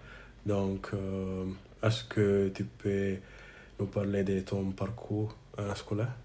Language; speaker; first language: French; non-native, learner; English